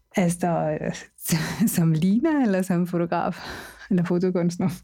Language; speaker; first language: Danish; early bilingual, other home language; Arabic